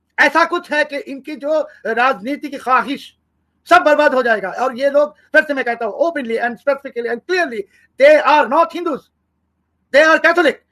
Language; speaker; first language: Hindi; non-native, fluent; Bangla